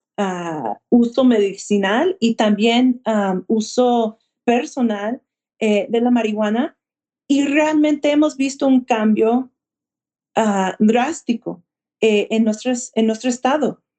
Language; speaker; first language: Spanish; early bilingual, heritage; Spanish